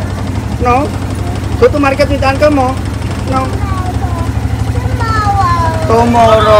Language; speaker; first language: English; non-native, learner; Indonesian